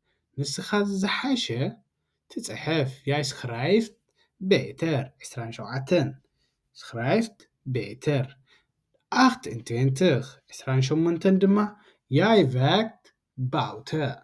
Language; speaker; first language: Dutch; non-native, learner; Tigrinya